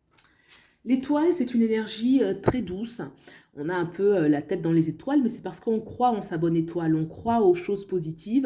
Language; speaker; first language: French; native; French